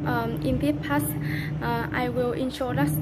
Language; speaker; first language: English; non-native, learner; Vietnamese